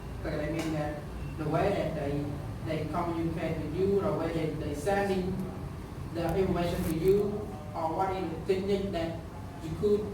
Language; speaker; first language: English; non-native, learner; Khmer